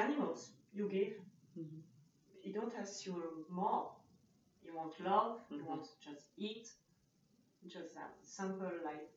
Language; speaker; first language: English; non-native, learner; French